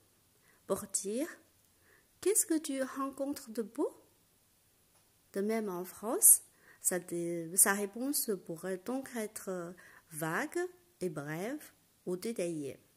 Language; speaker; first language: French; non-native, fluent; Chinese